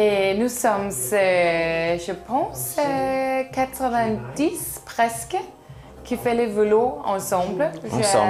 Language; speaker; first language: French; non-native, learner; Danish